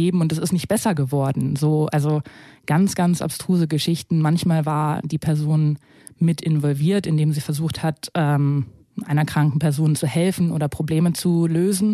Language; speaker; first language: German; native; German